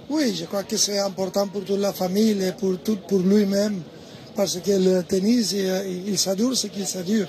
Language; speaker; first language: French; non-native, learner; Spanish